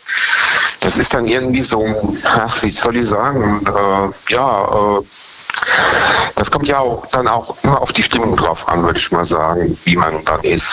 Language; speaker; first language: German; native; German